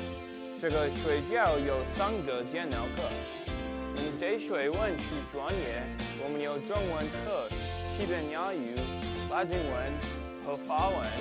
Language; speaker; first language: Chinese; non-native, learner; English